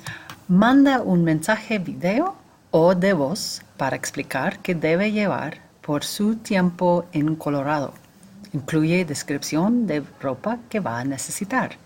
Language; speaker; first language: Spanish; non-native, fluent; English